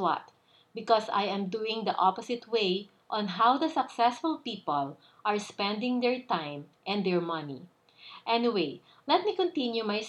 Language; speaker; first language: English; non-native, local second language; Filipino